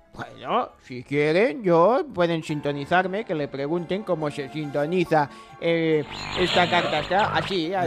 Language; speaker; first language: Spanish; non-native, fluent; English